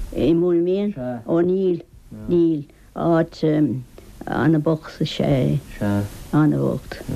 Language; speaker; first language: Irish; native; Irish